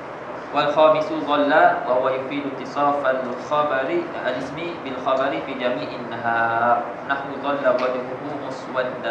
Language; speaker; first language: Arabic; non-native, fluent; Malay